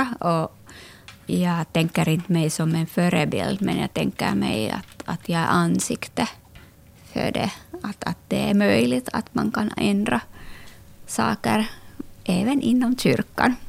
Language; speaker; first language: Swedish; non-native, local second language; Finnish